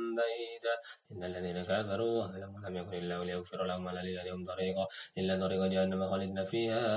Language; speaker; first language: Arabic; non-native, learner; Indonesian